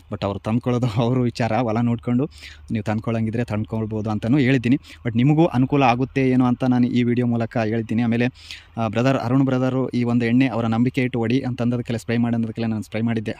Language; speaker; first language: Kannada; native; Kannada